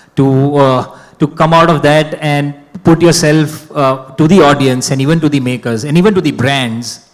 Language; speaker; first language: Hindi; non-native, local second language; Gujarati